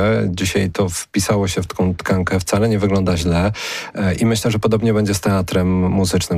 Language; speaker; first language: Polish; native; Polish